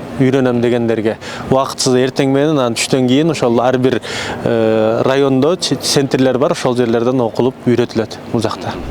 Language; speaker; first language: Kyrgyz; native; Kyrgyz